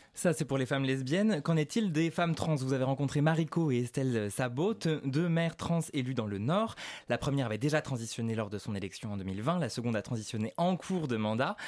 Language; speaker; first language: French; native; French